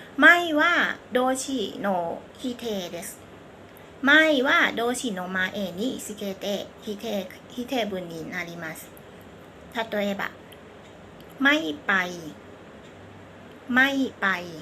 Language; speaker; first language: Japanese; non-native, fluent; Thai